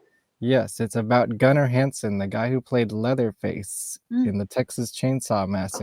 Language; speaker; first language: English; native; English